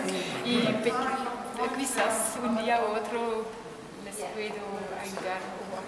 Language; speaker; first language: Spanish; non-native, fluent; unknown